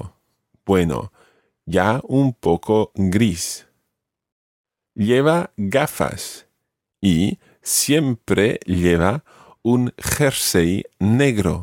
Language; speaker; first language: Spanish; non-native, fluent; English